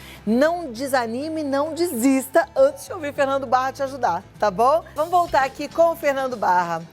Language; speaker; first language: Portuguese; native; Portuguese